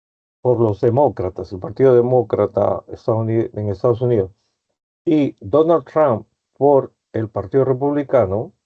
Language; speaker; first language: Spanish; native; Spanish